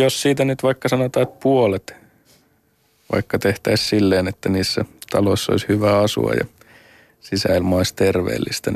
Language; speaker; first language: Finnish; native; Finnish